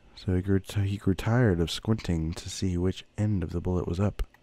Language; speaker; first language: English; native; English